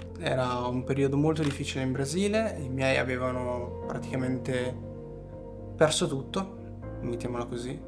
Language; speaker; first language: Italian; early bilingual, other home language; Portuguese